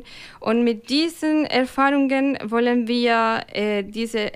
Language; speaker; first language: German; non-native, fluent; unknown